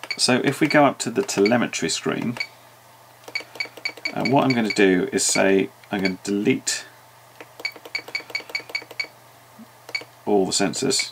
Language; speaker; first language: English; native; English